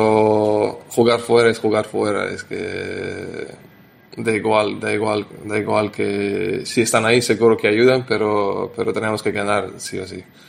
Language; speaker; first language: Spanish; non-native, learner; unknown